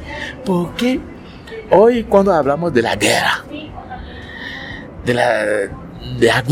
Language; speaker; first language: Spanish; non-native, learner; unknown